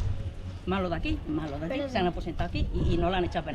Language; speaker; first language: Spanish; native; Spanish